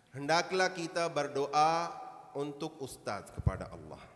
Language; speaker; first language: Indonesian; non-native, learner; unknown